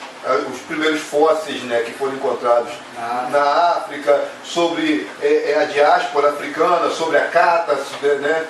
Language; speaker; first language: Portuguese; native; Portuguese